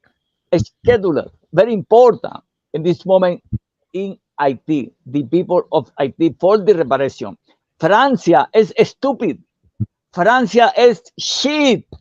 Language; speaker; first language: English; non-native, learner; Portuguese